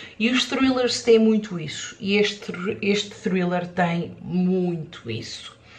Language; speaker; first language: Portuguese; native; Portuguese